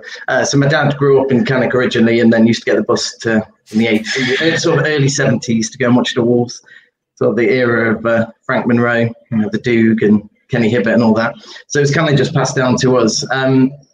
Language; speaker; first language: English; native; English